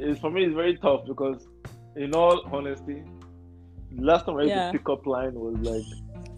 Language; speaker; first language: English; non-native, local second language; Yoruba